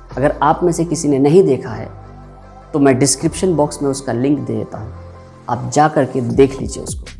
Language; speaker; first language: Hindi; native; Hindi